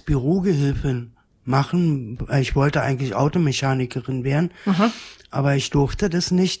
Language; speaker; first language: German; native; German